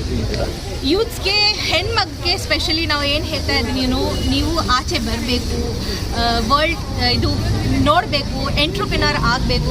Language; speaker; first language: Kannada; non-native, local second language; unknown